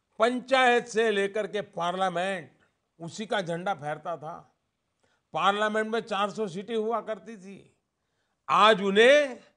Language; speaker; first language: Hindi; non-native, local second language; Gujarati